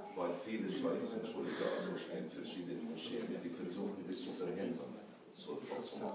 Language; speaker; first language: German; non-native, learner; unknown